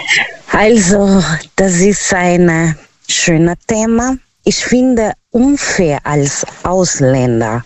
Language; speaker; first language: German; non-native, learner; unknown